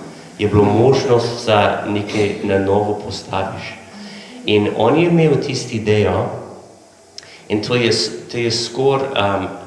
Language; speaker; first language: Slovenian; non-native, learner; English